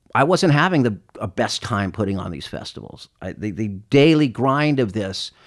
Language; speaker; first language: English; native; English